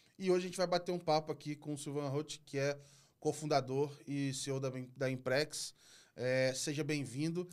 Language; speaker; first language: Portuguese; native; Portuguese